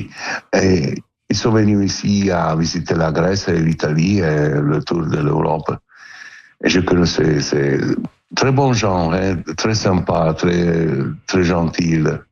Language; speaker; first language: French; non-native, learner; Italian